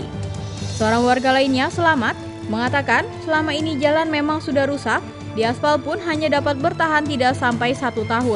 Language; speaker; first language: Indonesian; native; Indonesian